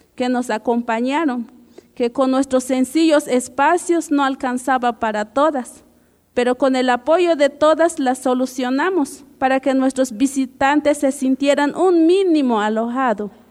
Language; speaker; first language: Spanish; non-native, local second language; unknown